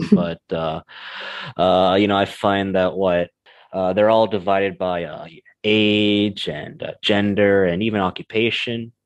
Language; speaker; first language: English; native; English